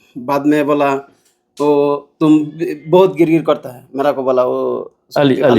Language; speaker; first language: Hindi; non-native, learner; Bangla